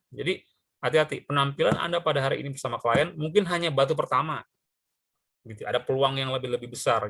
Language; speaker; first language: Indonesian; native; Indonesian